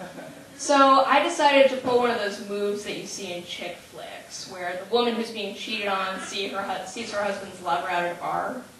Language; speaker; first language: English; native; English